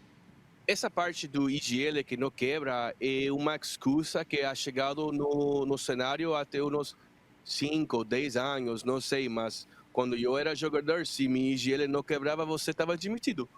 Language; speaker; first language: Portuguese; non-native, fluent; Spanish